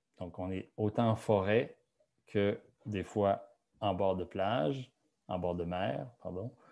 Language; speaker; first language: French; native; French